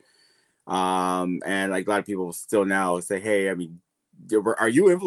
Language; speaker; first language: English; native; English